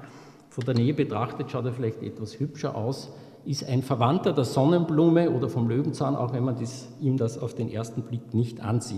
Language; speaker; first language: German; native; German